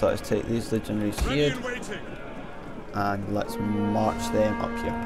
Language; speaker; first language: English; native; English